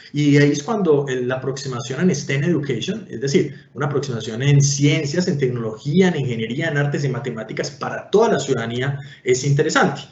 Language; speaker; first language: Spanish; native; Spanish